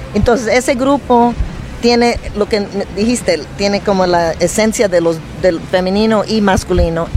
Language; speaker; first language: Spanish; early bilingual, heritage; Spanish